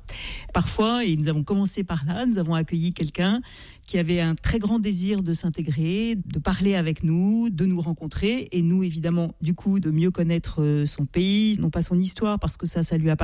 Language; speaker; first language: French; native; French